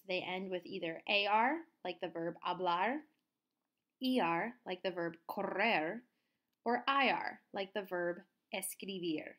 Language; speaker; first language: English; native; English